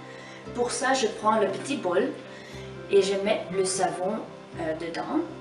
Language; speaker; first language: French; non-native, fluent; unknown